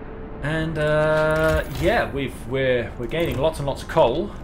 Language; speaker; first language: English; native; English